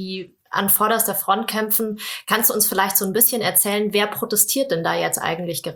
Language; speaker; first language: German; native; German